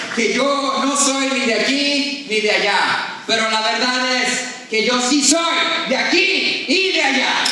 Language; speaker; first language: Spanish; early bilingual, other home language; English